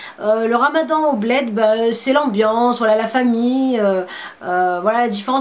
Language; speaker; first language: French; native; French